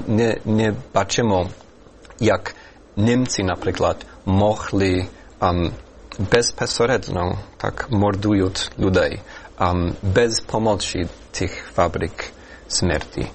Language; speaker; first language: Ukrainian; non-native, fluent; English